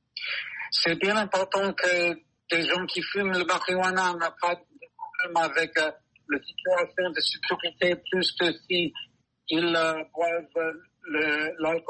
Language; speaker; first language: French; non-native, learner; English